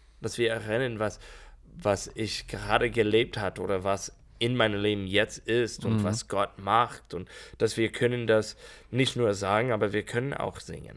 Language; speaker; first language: German; non-native, learner; English